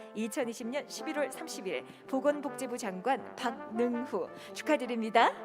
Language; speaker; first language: Korean; native; Korean